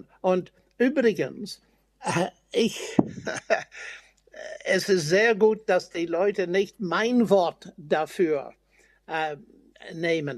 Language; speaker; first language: German; non-native, fluent; English